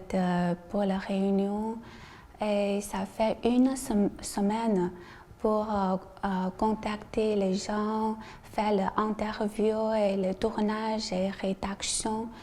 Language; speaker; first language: French; non-native, learner; Chinese